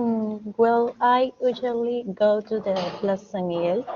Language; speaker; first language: English; non-native, learner; Spanish